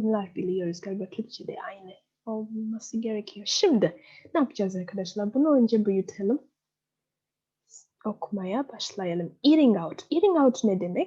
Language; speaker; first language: Turkish; non-native, fluent; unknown